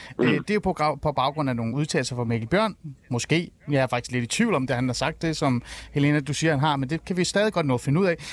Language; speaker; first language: Danish; early bilingual, other home language; Persian